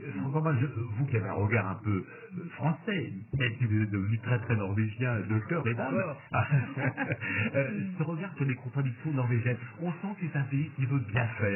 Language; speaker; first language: French; native; French